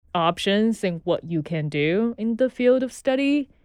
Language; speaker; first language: English; non-native, fluent; Chinese